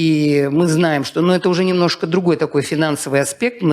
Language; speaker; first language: Russian; native; Russian